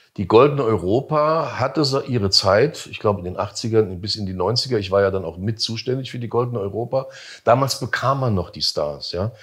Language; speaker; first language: German; native; German